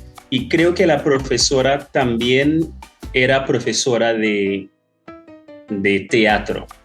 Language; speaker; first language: Spanish; non-native, fluent; English